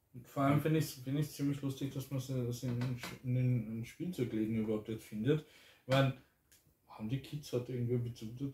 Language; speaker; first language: German; native; German